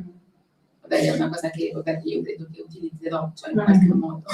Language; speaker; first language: Italian; native; Italian